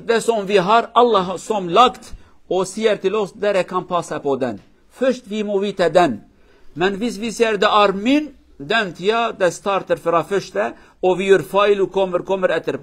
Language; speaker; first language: Swedish; non-native, learner; Kurdish